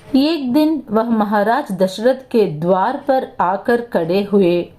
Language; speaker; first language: Hindi; non-native, local second language; Telugu